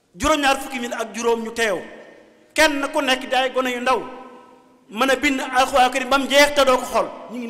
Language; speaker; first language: Wolof; native; Wolof